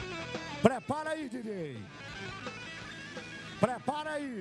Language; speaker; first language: Portuguese; native; Portuguese